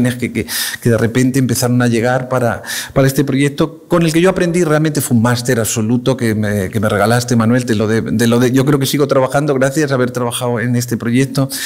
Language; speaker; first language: Spanish; native; Spanish